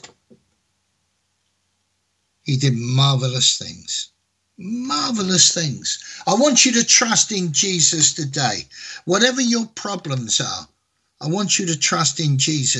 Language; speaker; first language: English; native; English